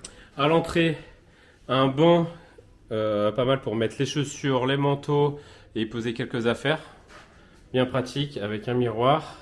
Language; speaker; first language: French; native; French